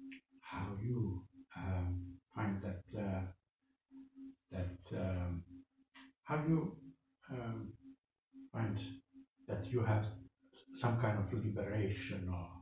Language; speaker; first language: English; non-native, fluent; Finnish